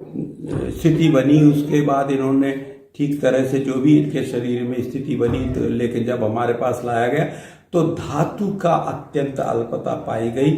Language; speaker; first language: Hindi; native; Hindi